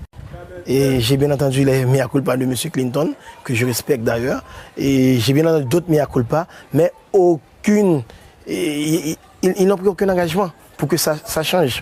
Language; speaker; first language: French; non-native, local second language; Haitian Creole